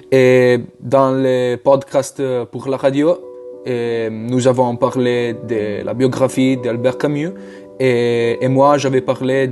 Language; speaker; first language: French; non-native, learner; Italian